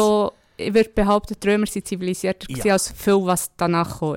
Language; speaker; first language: German; native; German